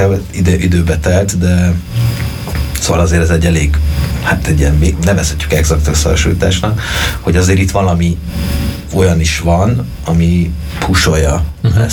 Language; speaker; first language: Hungarian; native; Hungarian